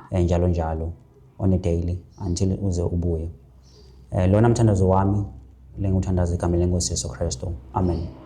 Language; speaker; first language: Zulu; non-native, local second language; Swati